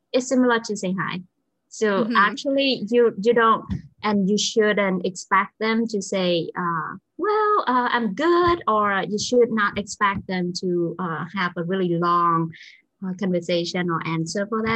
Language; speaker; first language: English; non-native, fluent; Vietnamese